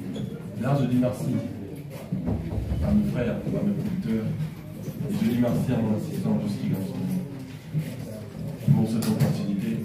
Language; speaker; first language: French; non-native, local second language; Lingala